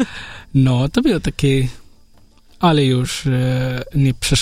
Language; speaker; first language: Polish; non-native, learner; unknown